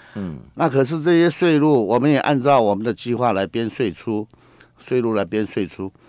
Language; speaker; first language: Chinese; native; Chinese